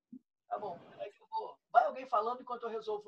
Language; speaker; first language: Portuguese; native; Portuguese